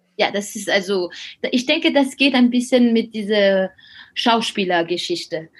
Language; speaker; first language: German; non-native, fluent; French